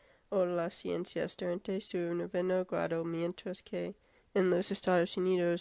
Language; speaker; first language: Spanish; non-native, learner; English